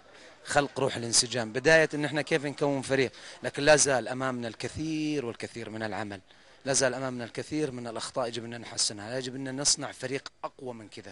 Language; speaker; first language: Arabic; native; Arabic